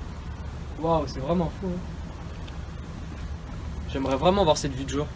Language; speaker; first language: French; native; French